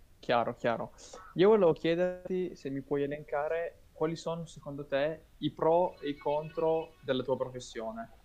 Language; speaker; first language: Italian; native; Italian